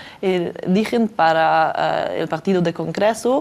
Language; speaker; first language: Spanish; non-native, learner; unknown